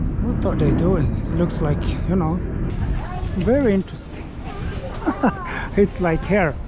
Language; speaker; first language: English; non-native, fluent; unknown